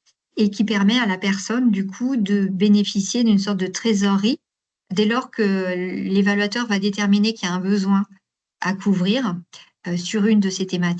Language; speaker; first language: French; native; French